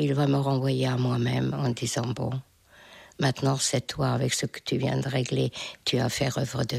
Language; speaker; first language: French; non-native, fluent; Hungarian